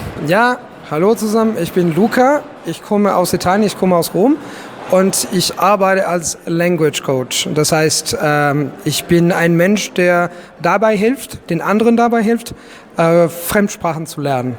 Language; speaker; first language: German; non-native, fluent; Italian